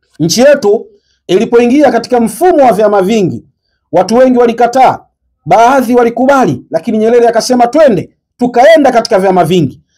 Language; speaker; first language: Swahili; native; Swahili